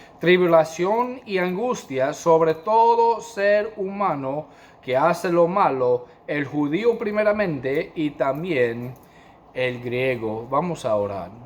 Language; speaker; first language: Spanish; non-native, fluent; English